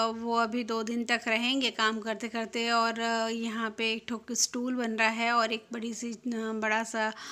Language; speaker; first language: Hindi; non-native, local second language; Bangla